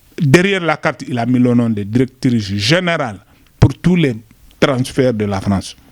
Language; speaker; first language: French; non-native, local second language; Wolof